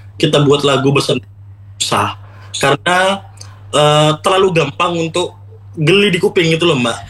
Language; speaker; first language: Indonesian; non-native, local second language; Madurese